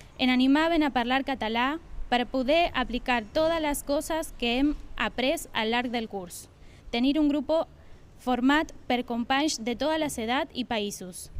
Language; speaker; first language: Catalan; non-native, learner; Spanish